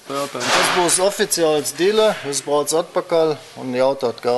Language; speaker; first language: Latvian; non-native, learner; German